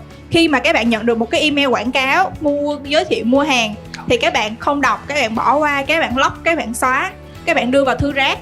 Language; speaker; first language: Vietnamese; native; Vietnamese